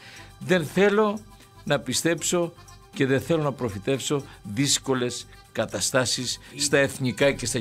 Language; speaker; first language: Greek; native; Greek